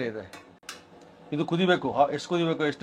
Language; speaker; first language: Kannada; native; Kannada